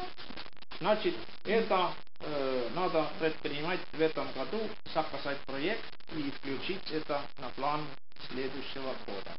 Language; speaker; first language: Russian; non-native, local second language; Estonian